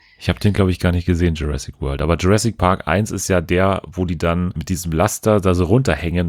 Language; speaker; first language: German; native; German